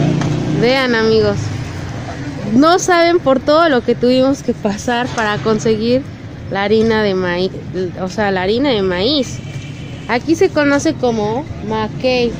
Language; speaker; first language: Spanish; native; Spanish